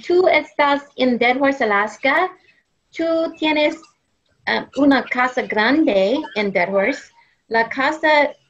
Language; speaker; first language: Spanish; non-native, learner; English